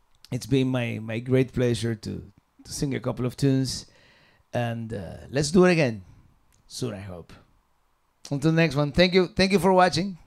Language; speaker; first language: English; non-native, fluent; Spanish